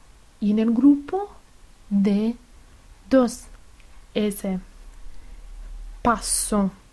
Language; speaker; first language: Spanish; non-native, fluent; Italian